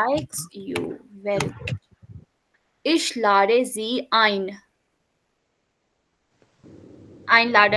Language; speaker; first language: German; non-native, learner; Hindi